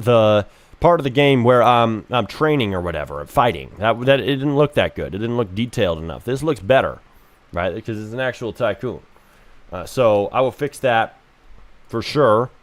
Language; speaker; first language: English; native; English